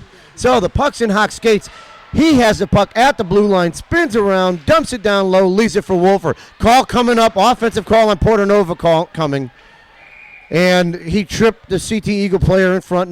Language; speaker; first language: English; native; English